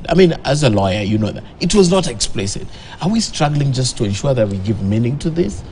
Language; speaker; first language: English; non-native, local second language; Swahili